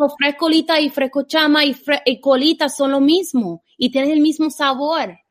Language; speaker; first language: Spanish; non-native, fluent; English